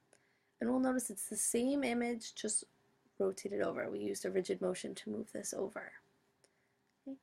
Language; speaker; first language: English; native; English